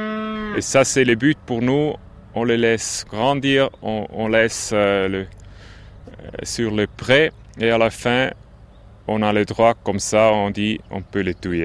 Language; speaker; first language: French; non-native, local second language; German